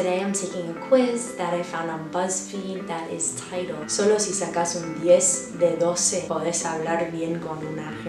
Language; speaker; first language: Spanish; non-native, fluent; English